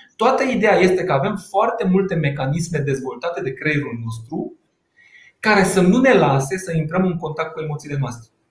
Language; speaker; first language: Romanian; non-native, local second language; Hungarian